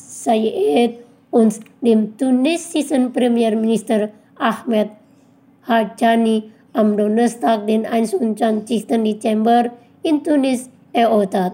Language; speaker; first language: German; non-native, fluent; Indonesian